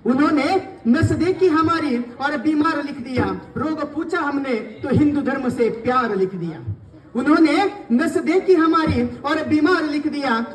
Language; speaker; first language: Hindi; non-native, local second language; Marathi